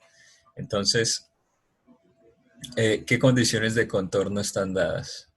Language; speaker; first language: Spanish; native; Spanish